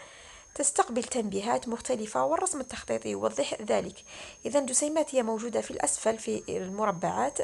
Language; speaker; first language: Arabic; native; Arabic